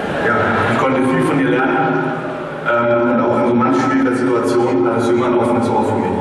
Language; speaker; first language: German; native; German